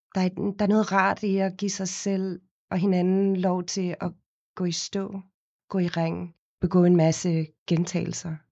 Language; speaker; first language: Danish; non-native, fluent; Afrikaans